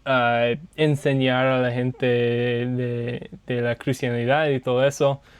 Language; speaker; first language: Spanish; non-native, learner; English